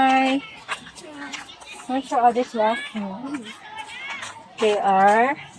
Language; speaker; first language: English; non-native, local second language; Filipino